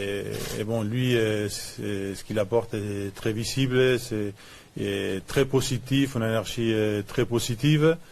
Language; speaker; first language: French; non-native, fluent; Spanish